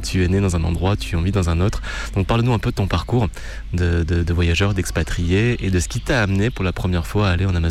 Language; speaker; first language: French; native; French